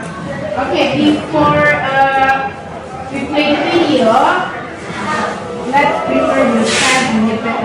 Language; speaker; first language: English; non-native, learner; Indonesian